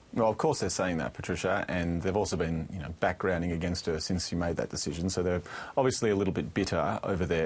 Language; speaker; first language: English; native; English